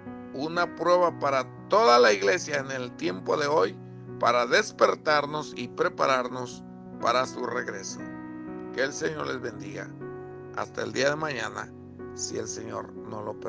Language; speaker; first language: Spanish; native; Spanish